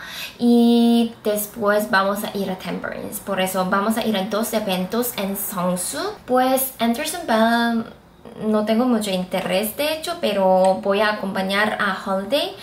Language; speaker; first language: Spanish; non-native, fluent; Korean